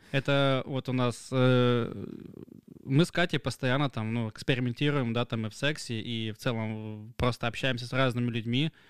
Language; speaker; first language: Russian; native; Russian